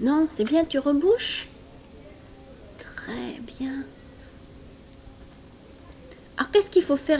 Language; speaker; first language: French; native; French